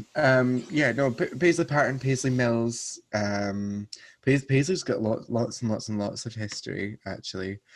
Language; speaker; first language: English; native; English